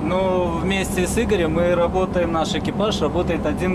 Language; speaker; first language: Russian; native; Russian